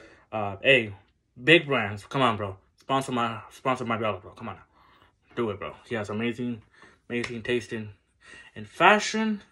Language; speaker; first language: English; native; English